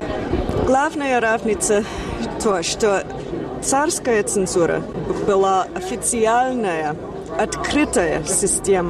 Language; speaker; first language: Russian; non-native, fluent; English